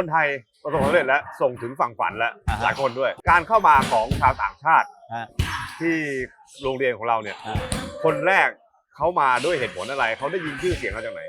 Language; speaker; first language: Thai; native; Thai